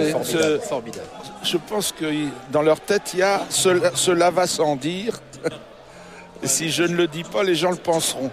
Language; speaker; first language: French; native; French